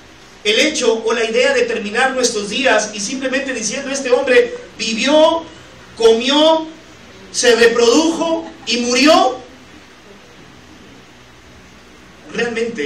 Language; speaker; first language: Spanish; native; Spanish